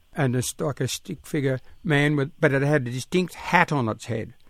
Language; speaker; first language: English; native; English